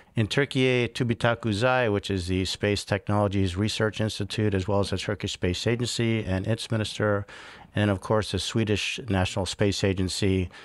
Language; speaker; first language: English; early bilingual, other home language; Spanish